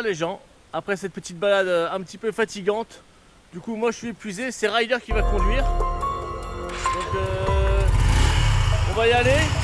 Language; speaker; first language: French; native; French